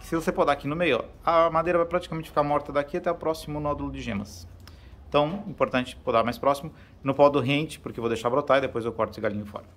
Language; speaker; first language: Portuguese; native; Portuguese